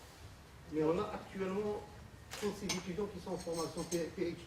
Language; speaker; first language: French; non-native, local second language; Arabic